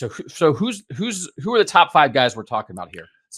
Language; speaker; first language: English; native; English